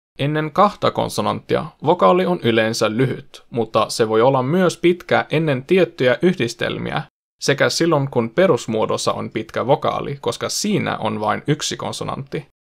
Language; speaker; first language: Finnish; non-native, fluent; Swedish